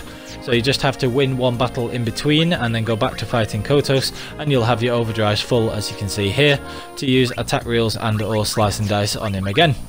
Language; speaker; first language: English; native; English